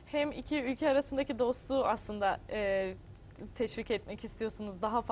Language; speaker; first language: Turkish; native; Turkish